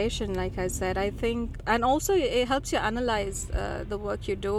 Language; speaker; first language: English; non-native, local second language; Tamil